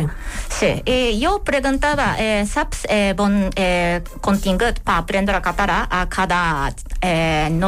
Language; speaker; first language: Catalan; non-native, learner; Japanese